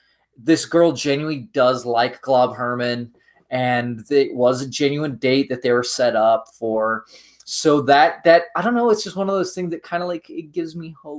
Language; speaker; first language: English; native; English